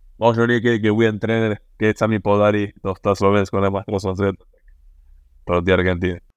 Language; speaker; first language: Slovak; non-native, learner; Spanish